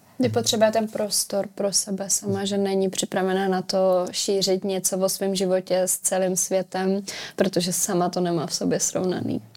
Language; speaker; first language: Czech; native; Czech